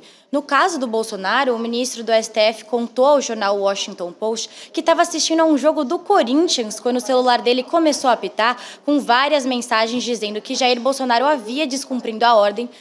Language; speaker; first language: Portuguese; native; Portuguese